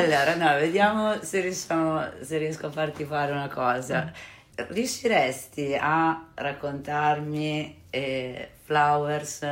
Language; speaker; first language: Italian; native; Italian